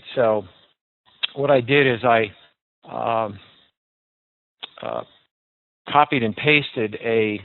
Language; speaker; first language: English; native; English